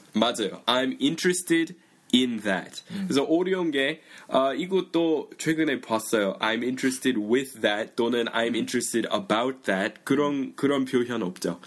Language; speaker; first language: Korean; non-native, fluent; English